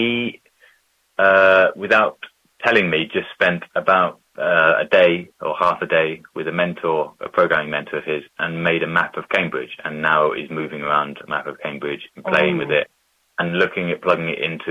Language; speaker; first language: English; native; English